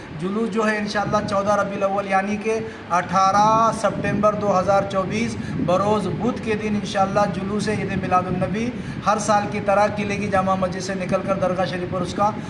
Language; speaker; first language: Urdu; native; Urdu